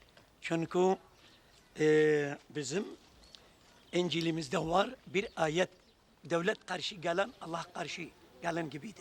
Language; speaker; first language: Turkish; non-native, local second language; Turoyo